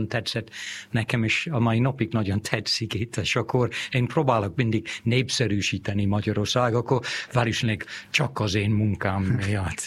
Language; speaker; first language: Hungarian; non-native, fluent; English